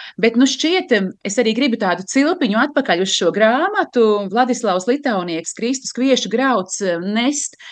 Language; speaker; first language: Latvian; native; Latvian